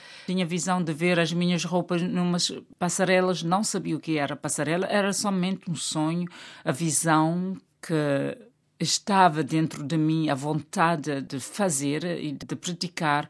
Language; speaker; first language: Portuguese; non-native, local second language; Kabuverdianu